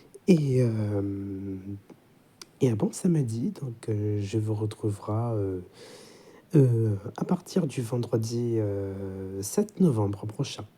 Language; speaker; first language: French; native; French